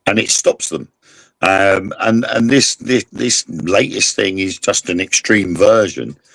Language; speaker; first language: English; native; English